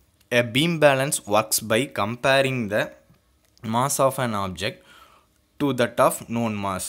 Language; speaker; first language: English; non-native, local second language; Tamil